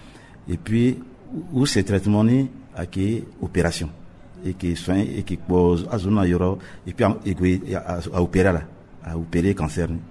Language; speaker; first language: French; non-native, local second language; Sango